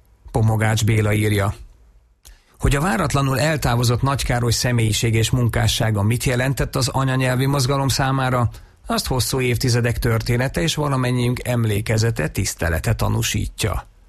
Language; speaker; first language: Hungarian; native; Hungarian